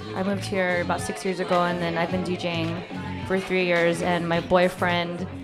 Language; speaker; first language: English; native; English